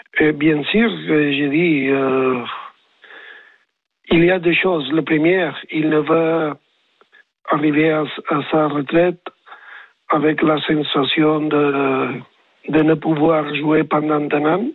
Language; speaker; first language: French; non-native, learner; Spanish